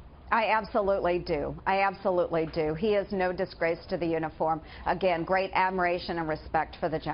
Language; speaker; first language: English; native; English